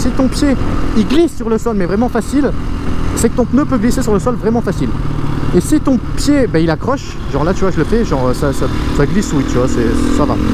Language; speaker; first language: French; native; French